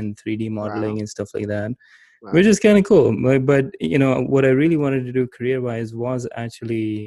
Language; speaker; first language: English; non-native, local second language; Urdu